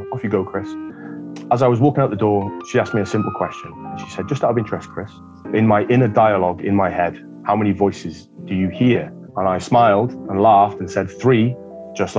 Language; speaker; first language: English; native; English